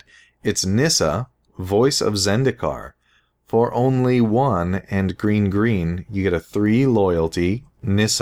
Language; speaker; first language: English; native; English